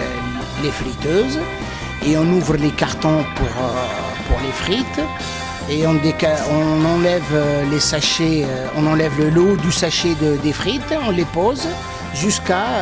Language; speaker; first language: French; native; French